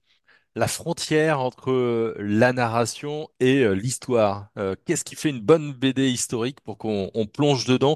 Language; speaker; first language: French; native; French